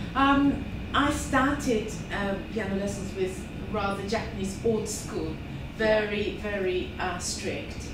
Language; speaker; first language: English; non-native, fluent; Japanese